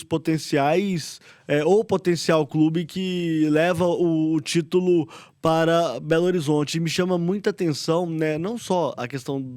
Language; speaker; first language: Portuguese; native; Portuguese